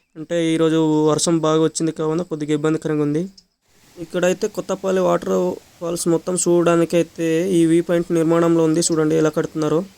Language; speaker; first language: Telugu; native; Telugu